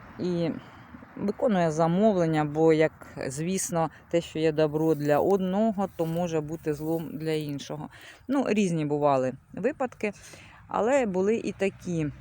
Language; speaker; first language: Ukrainian; non-native, local second language; Russian